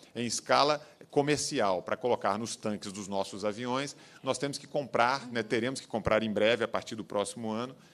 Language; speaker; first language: Portuguese; native; Portuguese